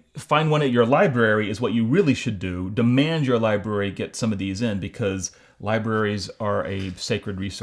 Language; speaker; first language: English; native; English